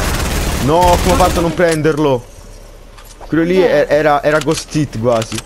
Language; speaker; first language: Italian; native; Italian